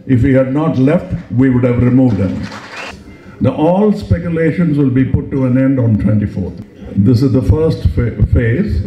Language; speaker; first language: English; non-native, local second language; Tamil